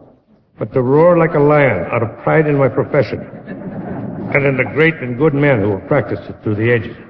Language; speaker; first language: English; native; English